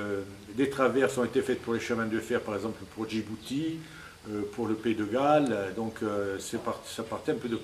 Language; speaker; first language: French; native; French